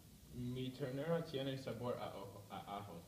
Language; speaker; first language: Spanish; non-native, learner; English